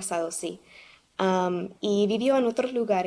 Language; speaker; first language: Spanish; non-native, learner; English